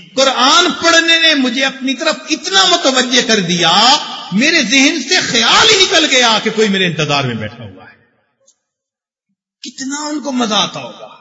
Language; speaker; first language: Urdu; non-native, local second language; Punjabi